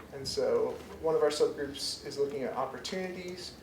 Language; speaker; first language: English; native; English